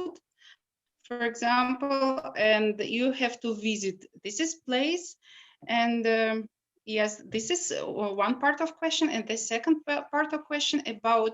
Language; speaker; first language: English; non-native, learner; Russian